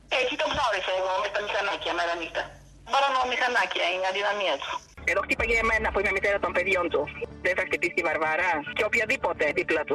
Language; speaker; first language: Greek; non-native, fluent; Bulgarian